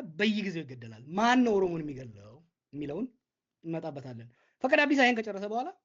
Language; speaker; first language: Amharic; non-native, local second language; Oromo